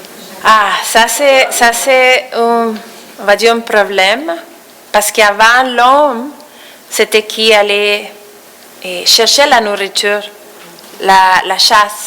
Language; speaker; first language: French; non-native, fluent; Spanish